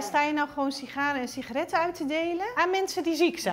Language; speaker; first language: Dutch; native; Dutch